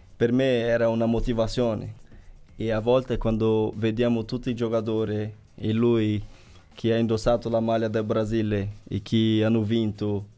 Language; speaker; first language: Italian; non-native, fluent; Portuguese